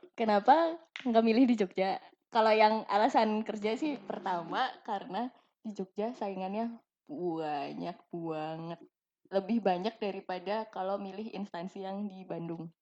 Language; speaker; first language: Indonesian; native; Indonesian